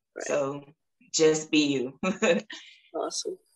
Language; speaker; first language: English; native; English